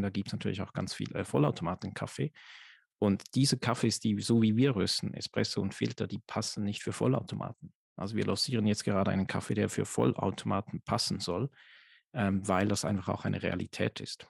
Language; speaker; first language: German; native; German